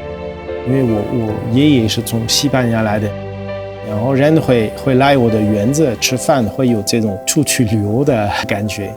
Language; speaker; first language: Chinese; non-native, fluent; French